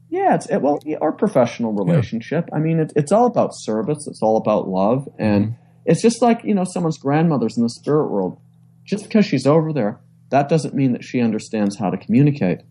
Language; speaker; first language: English; native; English